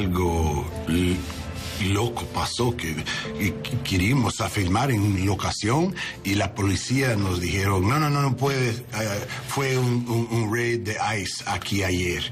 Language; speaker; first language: Spanish; non-native, learner; English